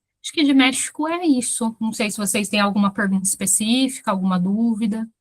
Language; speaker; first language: Portuguese; native; Portuguese